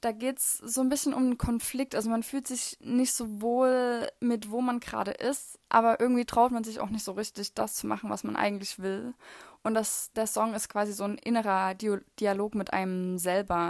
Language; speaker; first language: German; native; German